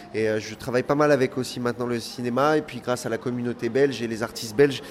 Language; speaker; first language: French; native; French